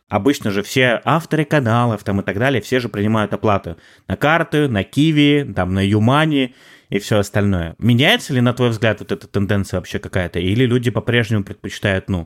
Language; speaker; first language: Russian; native; Russian